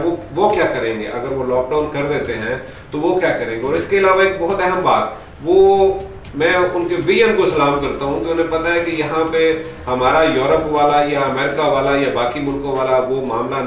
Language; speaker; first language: Urdu; native; Urdu